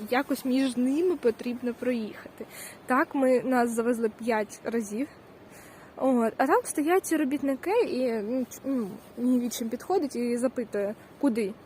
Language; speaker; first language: Ukrainian; native; Ukrainian